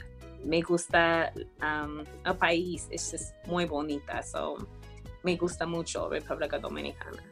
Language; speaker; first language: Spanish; non-native, learner; English